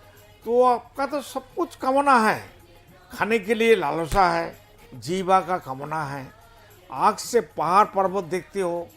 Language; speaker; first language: Hindi; non-native, local second language; Bangla